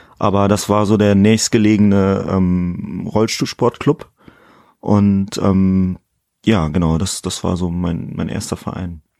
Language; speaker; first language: German; early bilingual, other home language; Fula